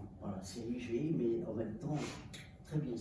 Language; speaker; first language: French; native; French